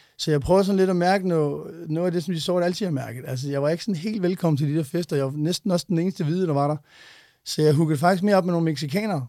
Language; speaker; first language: Danish; native; Danish